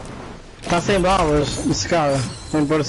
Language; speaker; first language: Portuguese; native; Portuguese